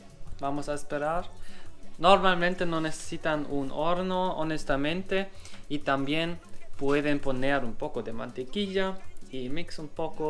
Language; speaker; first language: Spanish; non-native, learner; German